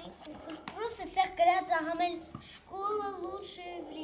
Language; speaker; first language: Russian; non-native, learner; Armenian